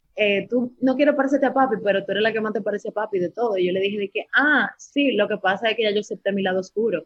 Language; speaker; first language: Spanish; native; Spanish